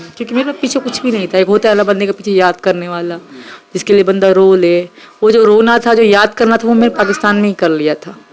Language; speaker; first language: Urdu; non-native, local second language; Sindhi